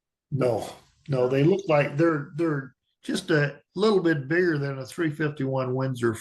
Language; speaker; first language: English; native; English